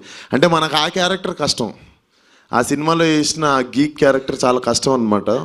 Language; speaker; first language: Telugu; native; Telugu